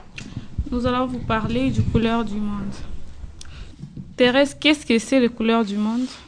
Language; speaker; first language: French; non-native, learner; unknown